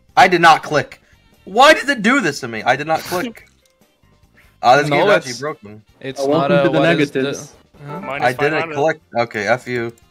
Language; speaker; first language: English; native; English